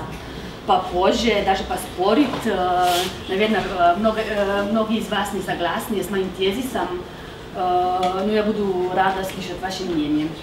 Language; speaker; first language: Russian; non-native, fluent; Slovenian